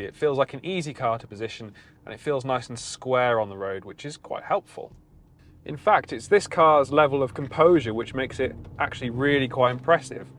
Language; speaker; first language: English; native; English